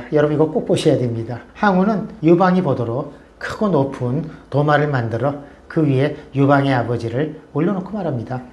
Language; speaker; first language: Korean; native; Korean